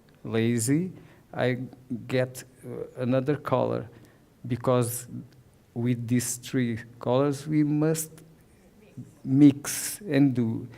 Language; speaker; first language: English; non-native, learner; Portuguese